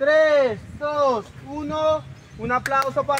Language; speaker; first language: Spanish; native; Spanish